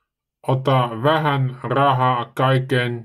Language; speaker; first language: Finnish; non-native, learner; Dutch